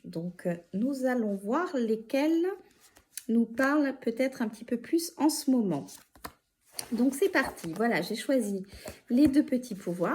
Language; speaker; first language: French; native; French